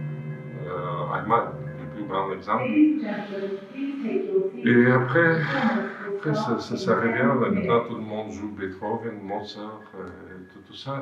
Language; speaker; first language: French; non-native, fluent; Russian